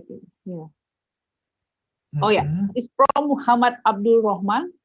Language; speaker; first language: English; non-native, fluent; Indonesian